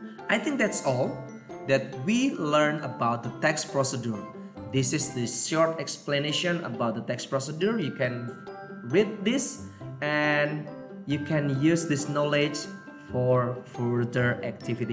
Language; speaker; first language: English; non-native, fluent; Indonesian